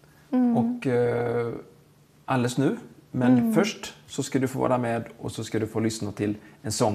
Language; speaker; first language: Swedish; native; Swedish